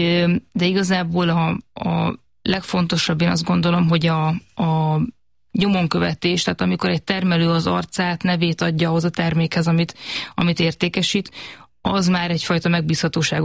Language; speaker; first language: Hungarian; native; Hungarian